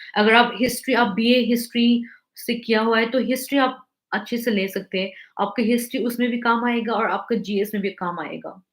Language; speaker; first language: Hindi; non-native, local second language; Manipuri